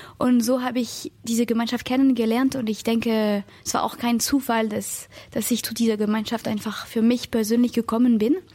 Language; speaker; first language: German; non-native, fluent; French